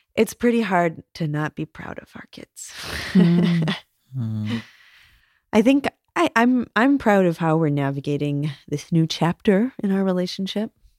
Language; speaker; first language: English; native; English